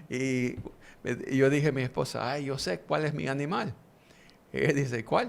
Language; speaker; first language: Spanish; early bilingual, heritage; English